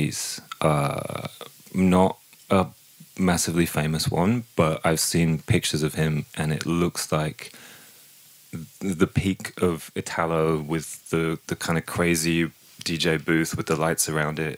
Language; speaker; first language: English; native; English